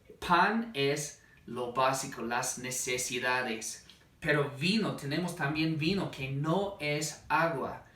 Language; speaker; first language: Spanish; non-native, fluent; English